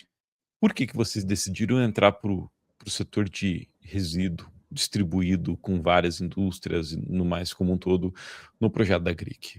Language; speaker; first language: Portuguese; native; Portuguese